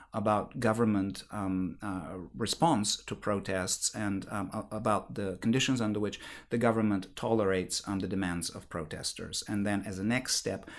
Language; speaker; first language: English; non-native, fluent; Bulgarian